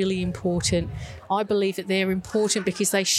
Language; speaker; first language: English; native; English